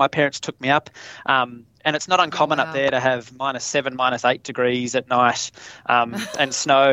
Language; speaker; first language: English; native; English